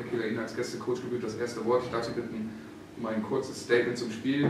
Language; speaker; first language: German; native; German